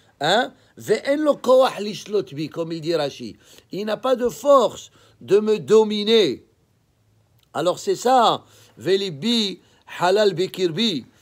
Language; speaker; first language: French; native; French